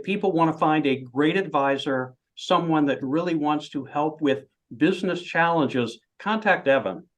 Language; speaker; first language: English; native; English